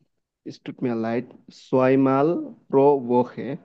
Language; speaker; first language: German; non-native, learner; Bangla